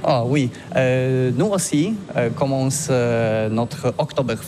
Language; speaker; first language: French; non-native, learner; Polish